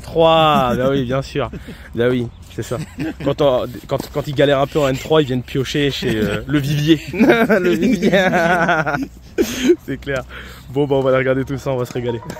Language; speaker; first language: French; native; French